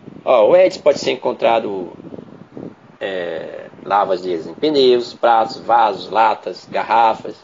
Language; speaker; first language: Portuguese; native; Portuguese